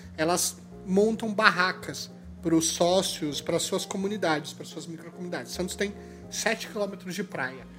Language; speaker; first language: Portuguese; native; Portuguese